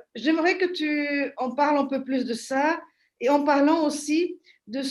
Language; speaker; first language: French; non-native, fluent; Portuguese